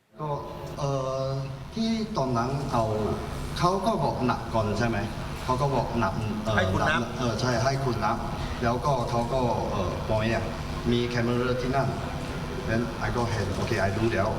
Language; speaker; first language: Thai; non-native, learner; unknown